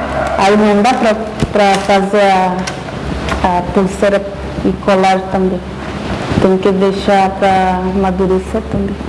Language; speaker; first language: Portuguese; non-native, local second language; Guarani